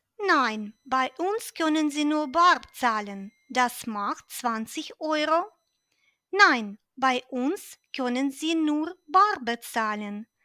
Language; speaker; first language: German; non-native, fluent; Ukrainian